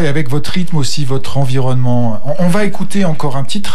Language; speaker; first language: French; native; French